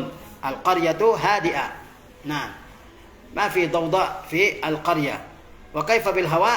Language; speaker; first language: Arabic; non-native, fluent; Indonesian